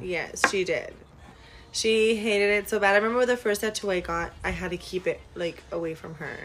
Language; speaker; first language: English; early bilingual, other home language; Spanish